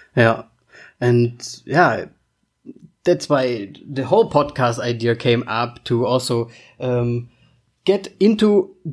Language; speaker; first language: English; non-native, fluent; German